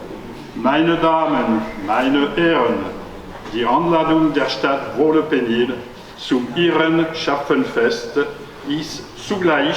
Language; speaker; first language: German; non-native, learner; French